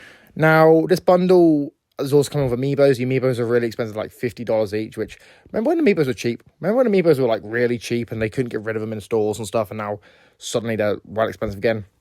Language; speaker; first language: English; native; English